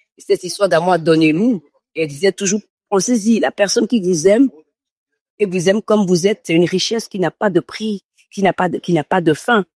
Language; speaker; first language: French; non-native, local second language; Fon